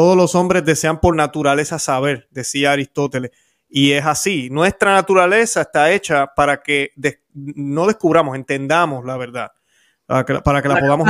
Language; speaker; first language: Spanish; native; Spanish